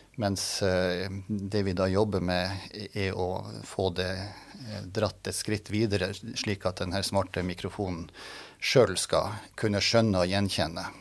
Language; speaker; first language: Norwegian; native; Norwegian